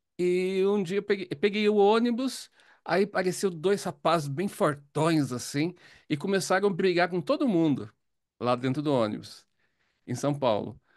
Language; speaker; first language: Portuguese; native; Portuguese